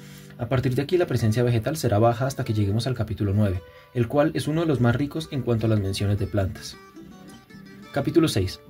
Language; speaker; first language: Spanish; native; Spanish